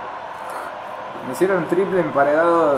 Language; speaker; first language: Spanish; native; Spanish